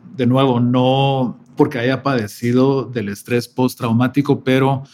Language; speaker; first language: Spanish; native; Spanish